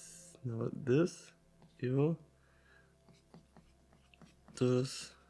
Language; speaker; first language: Portuguese; non-native, learner; Italian